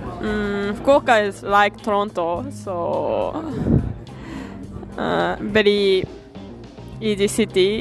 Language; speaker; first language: English; non-native, learner; Japanese